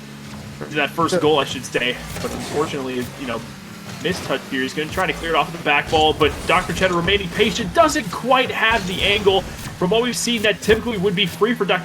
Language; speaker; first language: English; native; English